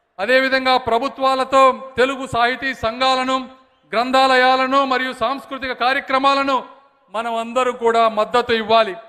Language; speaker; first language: Telugu; native; Telugu